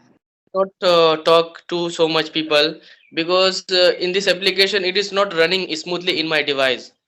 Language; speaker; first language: English; non-native, learner; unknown